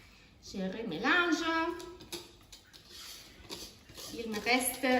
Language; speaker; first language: French; non-native, fluent; Spanish